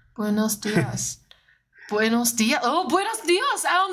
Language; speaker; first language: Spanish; non-native, learner; Chinese